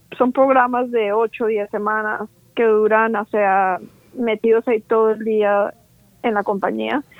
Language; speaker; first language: Spanish; native; Spanish